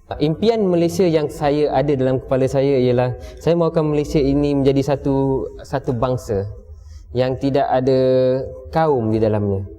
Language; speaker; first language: Malay; native; Malay